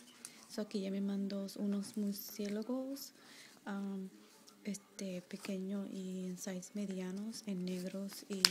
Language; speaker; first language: Spanish; early bilingual, heritage; Spanish